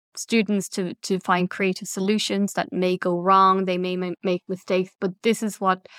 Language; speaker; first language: English; native; English